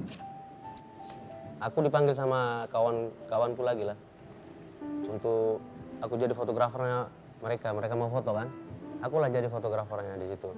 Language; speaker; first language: Indonesian; native; Indonesian